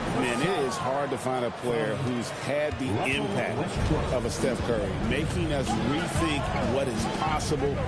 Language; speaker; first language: English; native; English